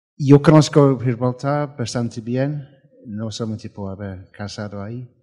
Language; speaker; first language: Spanish; non-native, fluent; English